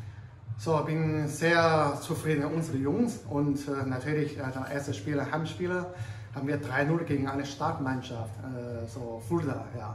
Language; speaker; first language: German; non-native, learner; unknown